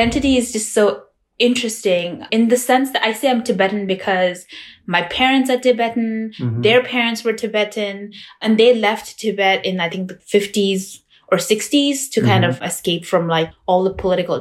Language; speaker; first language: English; non-native, local second language; Tibetan